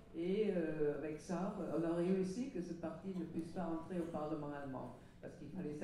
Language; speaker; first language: French; non-native, fluent; German